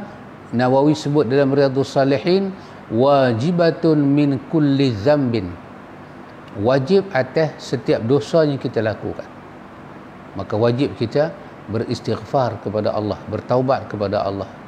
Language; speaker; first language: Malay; native; Malay